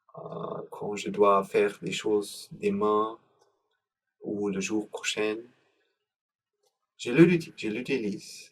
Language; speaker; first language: French; non-native, learner; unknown